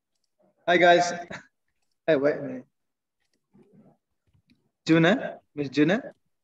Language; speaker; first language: English; non-native, learner; Indonesian